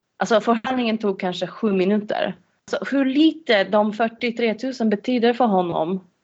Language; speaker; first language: Swedish; non-native, fluent; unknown